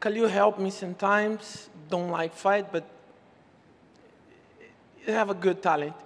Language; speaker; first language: English; non-native, learner; Portuguese